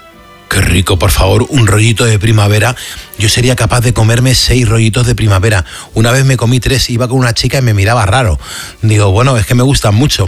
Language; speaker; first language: Spanish; native; Spanish